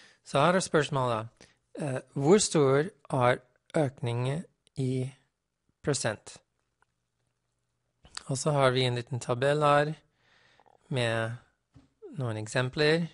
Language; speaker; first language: Norwegian; non-native, fluent; English